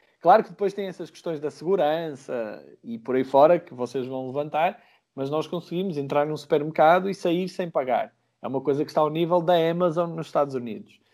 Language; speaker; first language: Portuguese; native; Portuguese